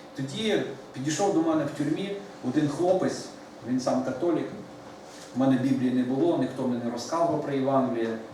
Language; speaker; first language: Ukrainian; early bilingual, other home language; Russian